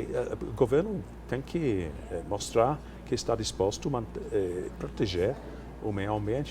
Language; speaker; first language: Portuguese; non-native, fluent; English